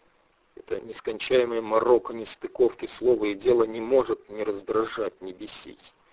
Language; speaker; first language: Russian; native; Russian